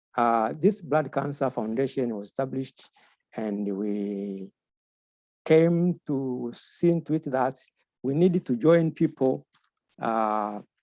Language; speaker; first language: English; non-native, local second language; Swahili